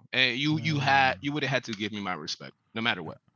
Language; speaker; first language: English; early bilingual, other home language; Spanish